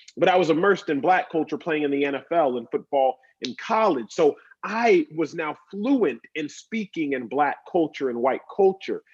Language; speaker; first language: English; native; English